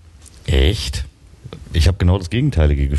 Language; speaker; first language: German; native; German